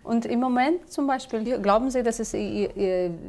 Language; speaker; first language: German; non-native, fluent; Azerbaijani